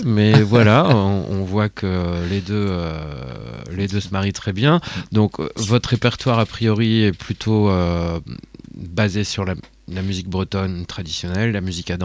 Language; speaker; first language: French; native; French